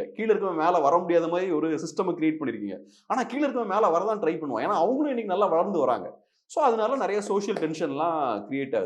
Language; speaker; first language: Tamil; native; Tamil